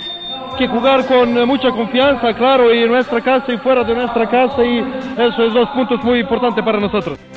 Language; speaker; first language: Spanish; non-native, learner; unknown